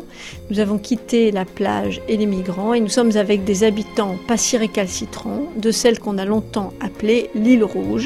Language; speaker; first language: French; native; French